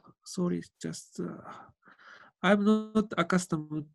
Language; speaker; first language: English; non-native, learner; Japanese